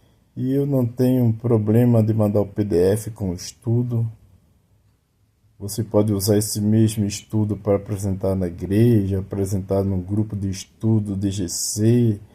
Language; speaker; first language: Portuguese; native; Portuguese